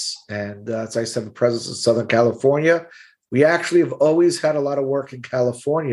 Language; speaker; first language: English; native; English